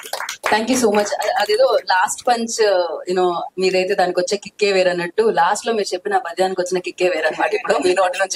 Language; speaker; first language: Telugu; native; Telugu